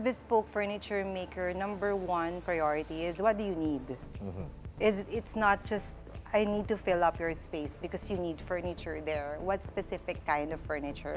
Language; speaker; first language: English; non-native, local second language; Pampanga